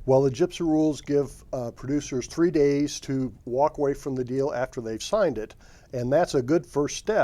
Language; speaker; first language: English; native; English